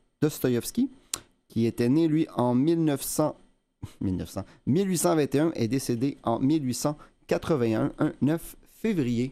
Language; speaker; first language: French; native; French